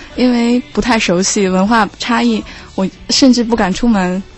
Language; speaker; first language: Chinese; non-native, fluent; Korean